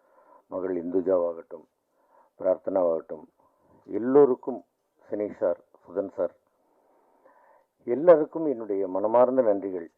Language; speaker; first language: Tamil; native; Tamil